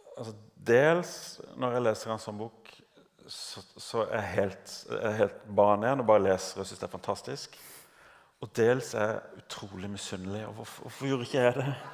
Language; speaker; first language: Norwegian; native; Norwegian